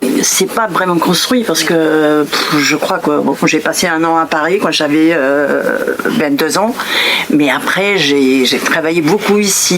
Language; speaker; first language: French; non-native, fluent; Spanish